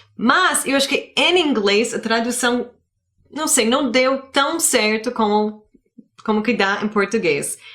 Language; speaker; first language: Portuguese; non-native, fluent; English